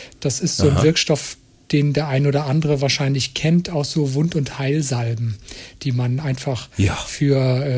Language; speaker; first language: German; native; German